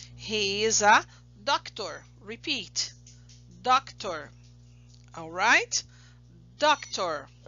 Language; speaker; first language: English; non-native, fluent; Portuguese